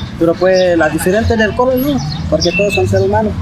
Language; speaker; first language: Spanish; non-native, learner; Haitian Creole